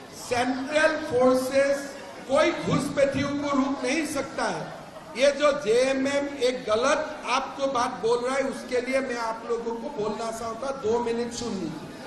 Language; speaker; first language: Hindi; non-native, local second language; Assamese